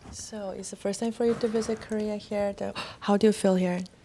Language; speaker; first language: English; non-native, fluent; Korean